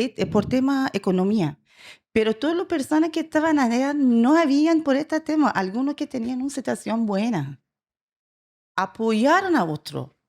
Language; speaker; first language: Spanish; non-native, learner; Persian